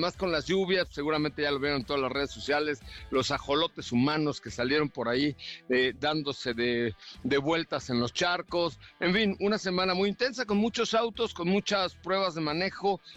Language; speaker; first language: Spanish; native; Spanish